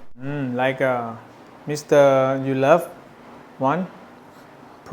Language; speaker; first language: English; non-native, learner; Thai